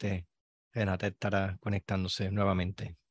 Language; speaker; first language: Spanish; native; Spanish